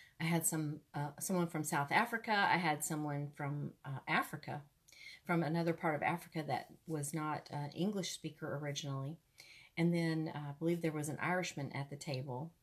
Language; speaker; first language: English; native; English